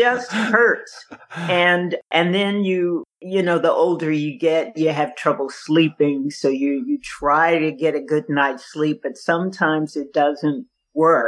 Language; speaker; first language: English; native; English